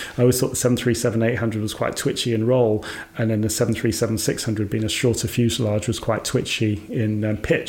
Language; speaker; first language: English; native; English